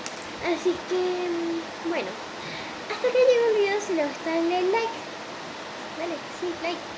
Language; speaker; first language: Spanish; native; Spanish